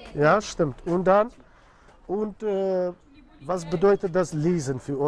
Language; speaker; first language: German; non-native, fluent; Central Kurdish